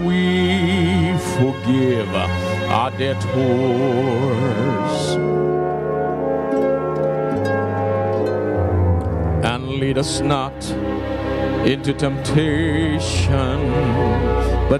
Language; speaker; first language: English; non-native, local second language; Bangla